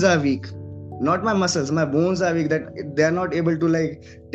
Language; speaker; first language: English; non-native, local second language; Hindi